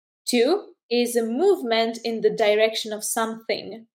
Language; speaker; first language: English; non-native, fluent; Czech